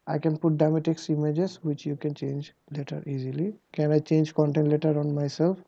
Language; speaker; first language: English; non-native, local second language; Bangla